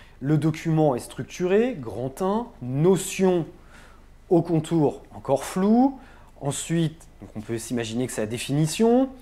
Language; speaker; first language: French; native; French